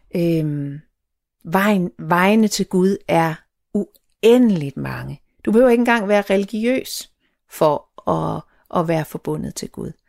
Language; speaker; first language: Danish; native; Danish